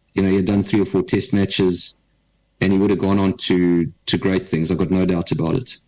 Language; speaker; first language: English; native; English